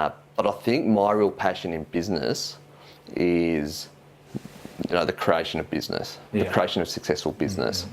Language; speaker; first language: English; native; English